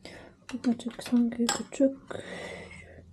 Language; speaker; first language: Turkish; non-native, learner; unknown